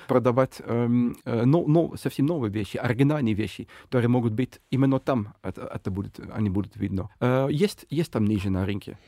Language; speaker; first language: Russian; non-native, fluent; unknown